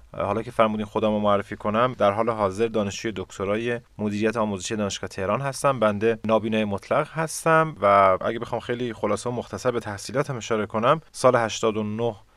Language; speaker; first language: Persian; non-native, local second language; Kurdish